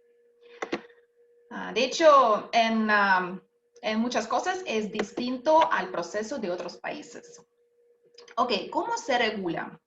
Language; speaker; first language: Spanish; non-native, fluent; Russian